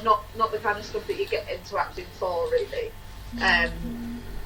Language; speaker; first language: English; native; English